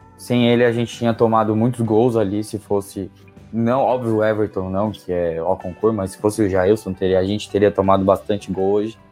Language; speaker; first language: Portuguese; native; Portuguese